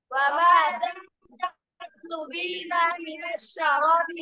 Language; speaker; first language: Arabic; non-native, learner; Bangla